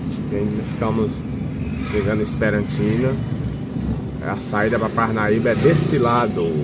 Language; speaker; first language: Portuguese; native; Portuguese